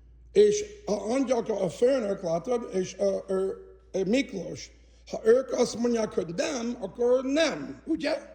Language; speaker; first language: Hungarian; early bilingual, heritage; English